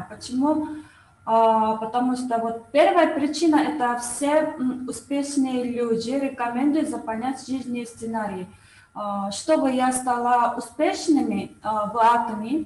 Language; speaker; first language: Russian; non-native, learner; Korean